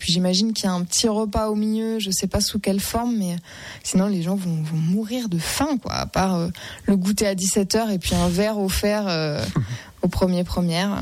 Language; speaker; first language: French; native; French